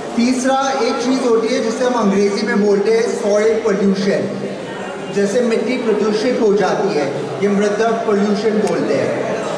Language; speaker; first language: Hindi; native; Hindi